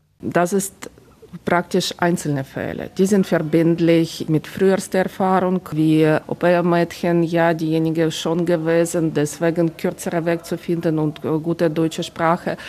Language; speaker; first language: German; non-native, fluent; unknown